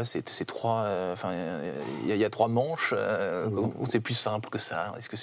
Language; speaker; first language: French; native; French